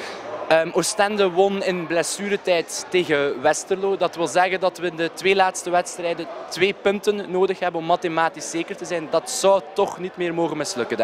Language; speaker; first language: Dutch; native; Dutch